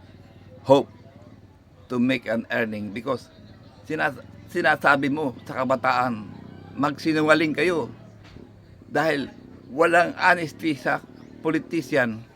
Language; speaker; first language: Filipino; native; Filipino